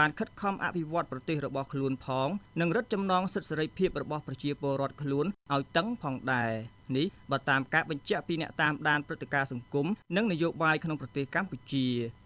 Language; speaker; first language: Khmer; native; Khmer